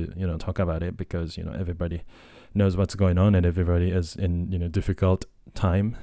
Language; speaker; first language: English; non-native, fluent; Japanese